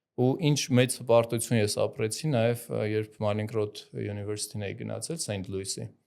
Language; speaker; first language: Armenian; native; Armenian